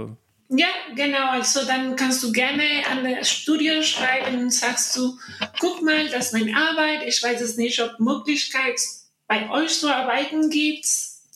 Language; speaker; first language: German; non-native, learner; Spanish